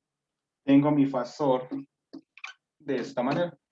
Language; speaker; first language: Spanish; native; Spanish